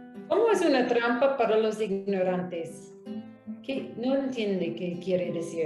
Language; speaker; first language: Spanish; non-native, fluent; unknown